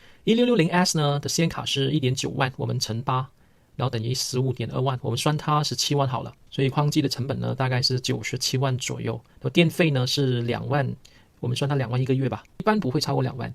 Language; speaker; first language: Chinese; early bilingual, heritage; Chinese